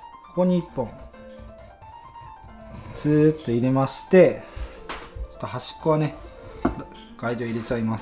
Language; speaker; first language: Japanese; native; Japanese